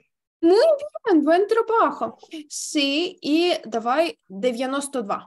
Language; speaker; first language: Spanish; non-native, fluent; Ukrainian